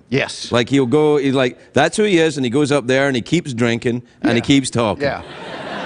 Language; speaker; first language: English; native; English